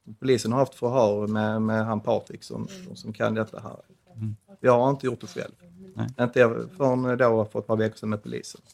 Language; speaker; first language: Swedish; native; Swedish